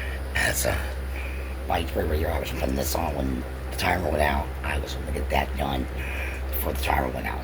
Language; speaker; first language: English; native; English